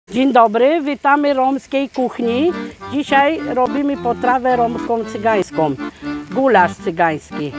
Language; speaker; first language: Polish; non-native, local second language; Romany